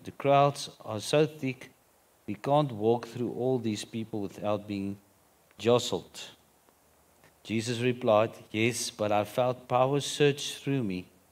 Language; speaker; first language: English; non-native, local second language; Afrikaans